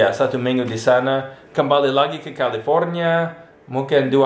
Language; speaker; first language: Indonesian; non-native, fluent; English